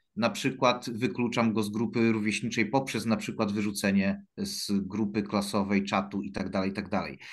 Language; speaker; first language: Polish; native; Polish